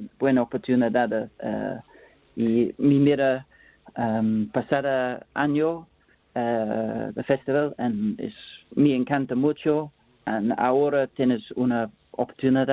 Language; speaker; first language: Spanish; non-native, learner; English